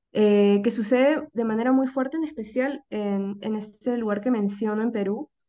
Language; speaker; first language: Spanish; native; Spanish